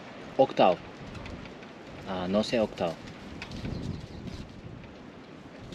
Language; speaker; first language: Spanish; non-native, learner; Turkish